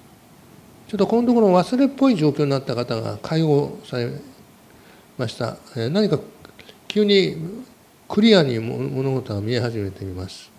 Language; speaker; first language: Japanese; native; Japanese